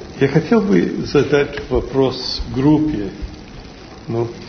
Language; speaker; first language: Russian; non-native, learner; English